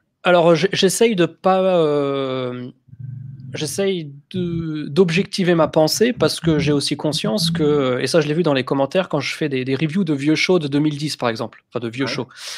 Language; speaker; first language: French; native; French